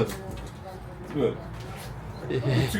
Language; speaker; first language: English; non-native, learner; Portuguese